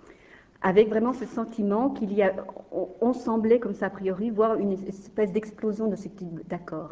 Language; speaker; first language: French; native; French